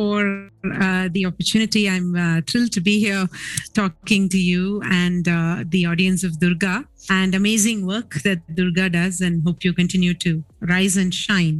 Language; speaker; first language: English; non-native, local second language; Tamil